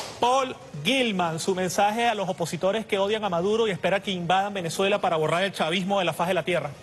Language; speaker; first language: Spanish; native; Spanish